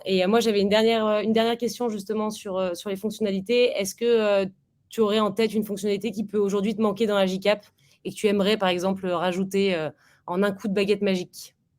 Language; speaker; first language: French; native; French